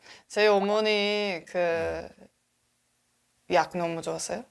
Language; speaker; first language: Korean; non-native, learner; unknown